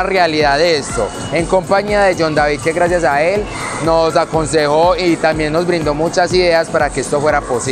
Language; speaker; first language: Spanish; native; Spanish